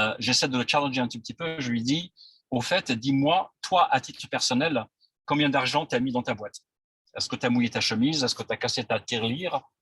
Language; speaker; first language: French; non-native, local second language; Arabic